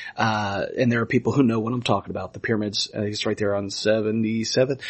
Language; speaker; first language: English; native; English